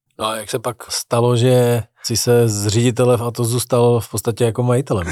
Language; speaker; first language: Czech; native; Czech